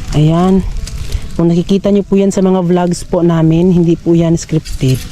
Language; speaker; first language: Filipino; non-native, local second language; Cebuano